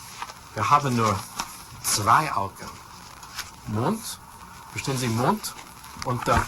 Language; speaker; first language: German; non-native, fluent; English